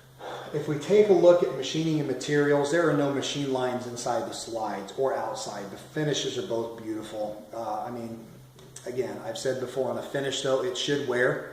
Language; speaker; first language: English; native; English